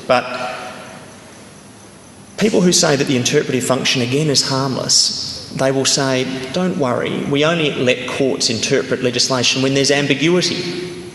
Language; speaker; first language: English; native; English